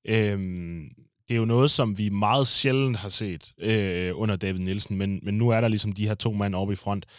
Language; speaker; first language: Danish; native; Danish